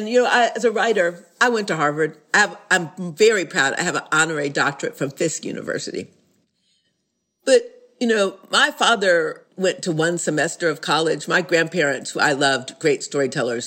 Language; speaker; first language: English; native; English